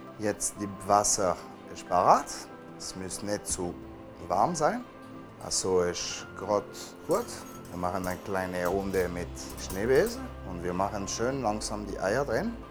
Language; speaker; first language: German; non-native, learner; French